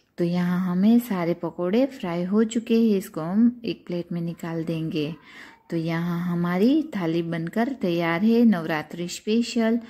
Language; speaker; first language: Hindi; non-native, local second language; Gujarati